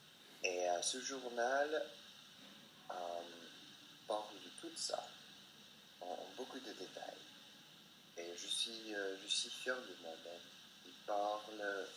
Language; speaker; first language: French; non-native, learner; English